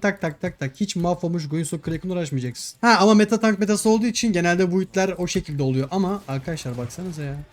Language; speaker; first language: Turkish; native; Turkish